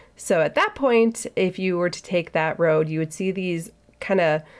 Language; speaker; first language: English; native; English